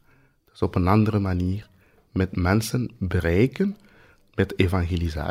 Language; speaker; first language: Dutch; non-native, fluent; Swahili